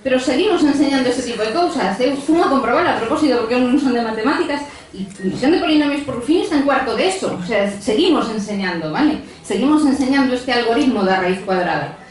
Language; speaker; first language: Spanish; native; Spanish